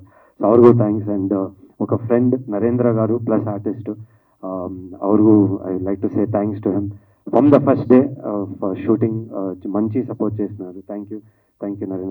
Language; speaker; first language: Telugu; non-native, learner; Kannada